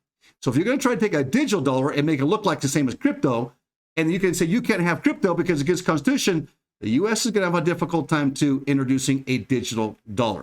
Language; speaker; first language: English; native; English